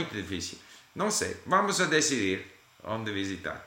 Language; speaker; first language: Portuguese; non-native, learner; English